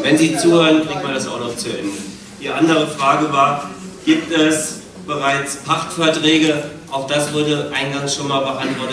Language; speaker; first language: German; native; German